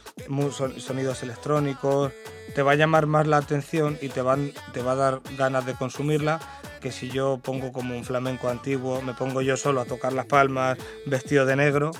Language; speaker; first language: Spanish; native; Spanish